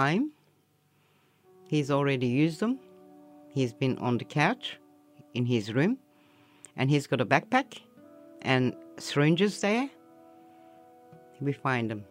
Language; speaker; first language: English; non-native, learner; Turkish